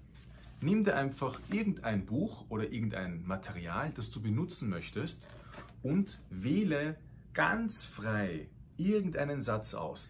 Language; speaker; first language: German; non-native, fluent; Spanish